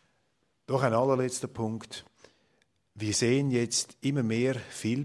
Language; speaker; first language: German; native; German